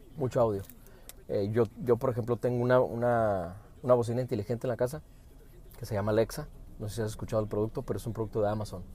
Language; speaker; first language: Spanish; early bilingual, heritage; Spanish